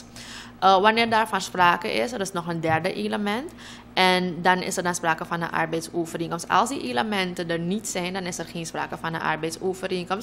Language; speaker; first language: Dutch; native; Dutch